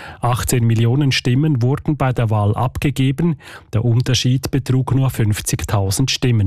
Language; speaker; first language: German; native; German